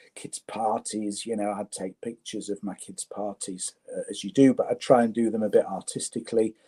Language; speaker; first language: English; native; English